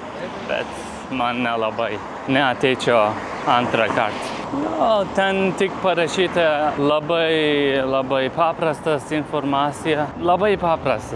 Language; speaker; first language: Lithuanian; non-native, learner; Turkish